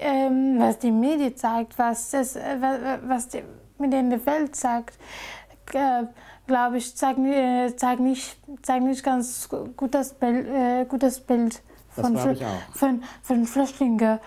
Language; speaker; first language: German; non-native, fluent; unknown